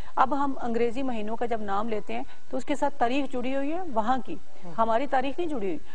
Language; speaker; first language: Urdu; non-native, local second language; Punjabi